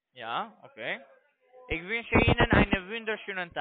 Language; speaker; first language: German; non-native, learner; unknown